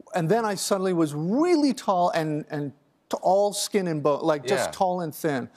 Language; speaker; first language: English; native; English